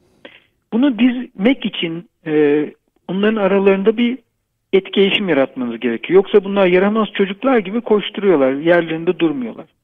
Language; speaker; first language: Turkish; native; Turkish